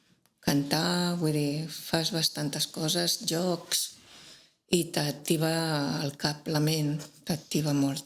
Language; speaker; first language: Catalan; non-native, local second language; Spanish